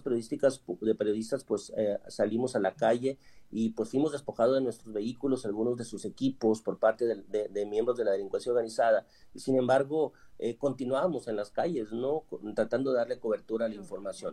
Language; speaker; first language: Spanish; native; Spanish